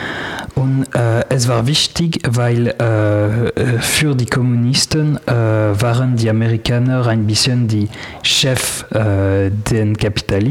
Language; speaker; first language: German; non-native, learner; French